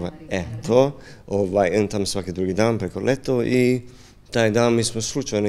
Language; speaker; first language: Serbian; non-native, learner; English